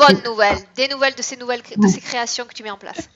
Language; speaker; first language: French; native; French